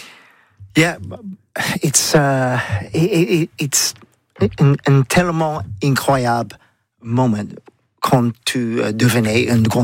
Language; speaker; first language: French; non-native, learner; English